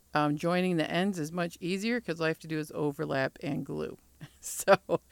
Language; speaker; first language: English; native; English